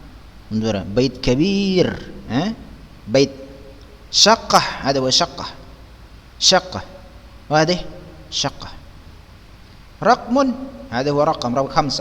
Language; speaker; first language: Arabic; non-native, fluent; Indonesian